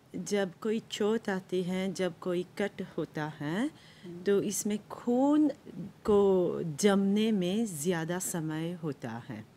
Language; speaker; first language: Hindi; non-native, local second language; Morisyen